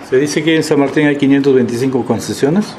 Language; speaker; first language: Spanish; native; Spanish